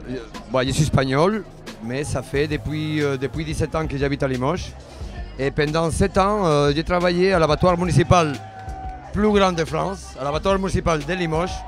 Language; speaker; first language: French; non-native, fluent; Spanish